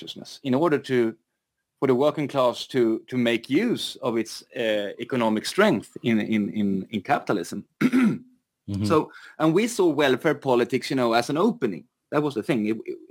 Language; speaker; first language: English; non-native, fluent; Swedish